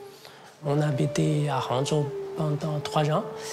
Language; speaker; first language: French; non-native, fluent; Chinese